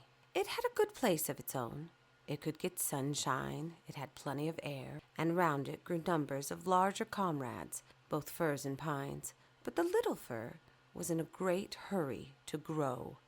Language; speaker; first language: English; native; English